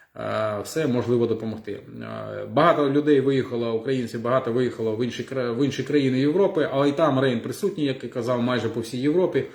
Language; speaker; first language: Ukrainian; non-native, local second language; Russian